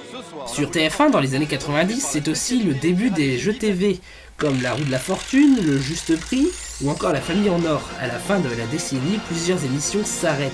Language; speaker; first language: French; native; French